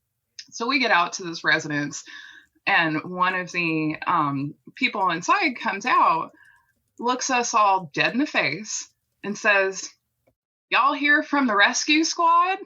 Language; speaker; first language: English; native; English